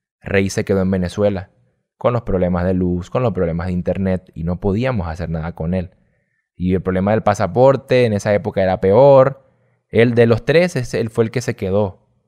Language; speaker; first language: Spanish; native; Spanish